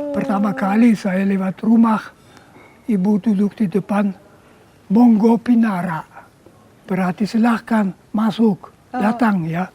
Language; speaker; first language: Indonesian; non-native, fluent; German